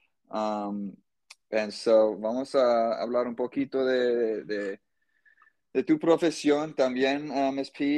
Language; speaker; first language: Spanish; non-native, fluent; English